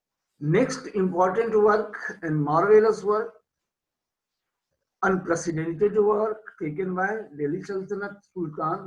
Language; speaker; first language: English; non-native, local second language; Hindi